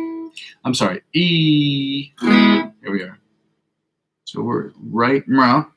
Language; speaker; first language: English; native; English